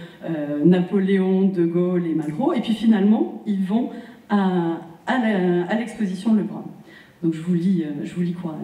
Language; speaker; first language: French; native; French